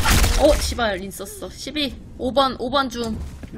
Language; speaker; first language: Korean; native; Korean